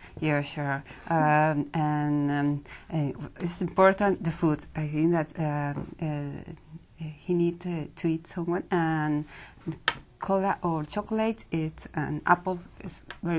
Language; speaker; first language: English; non-native, learner; Spanish